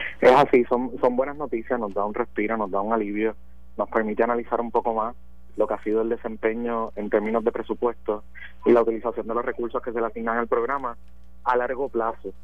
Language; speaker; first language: Spanish; native; Spanish